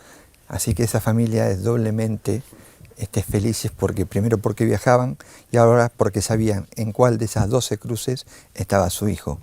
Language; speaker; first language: Spanish; native; Spanish